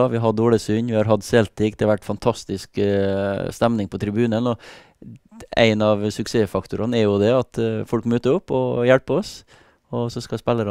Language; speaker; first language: Norwegian; native; Norwegian